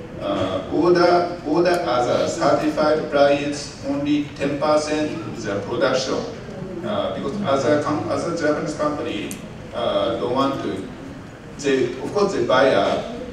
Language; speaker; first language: English; non-native, learner; Japanese